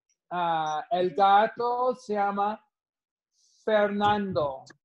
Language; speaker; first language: Spanish; non-native, fluent; English